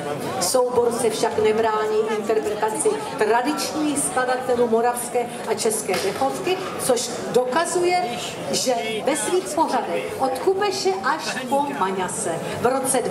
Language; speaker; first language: Czech; native; Czech